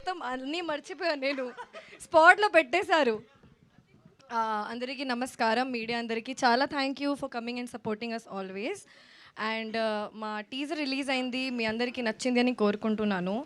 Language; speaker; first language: Telugu; non-native, fluent; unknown